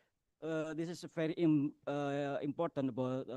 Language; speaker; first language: English; non-native, learner; Indonesian